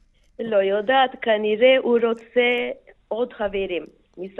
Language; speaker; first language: Hebrew; non-native, fluent; Turkish